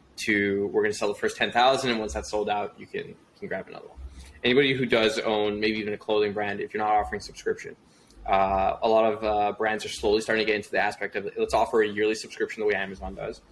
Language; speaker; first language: English; native; English